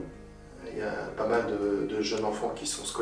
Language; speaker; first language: French; native; French